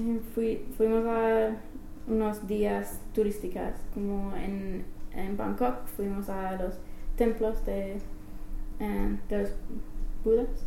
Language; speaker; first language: Spanish; non-native, fluent; English